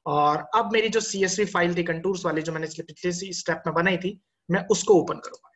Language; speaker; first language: Hindi; native; Hindi